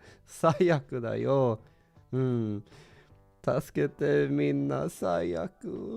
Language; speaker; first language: Japanese; non-native, learner; English